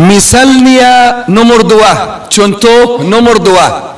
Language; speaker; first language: Indonesian; non-native, learner; Arabic